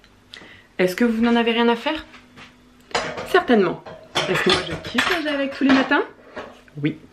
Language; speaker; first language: French; native; French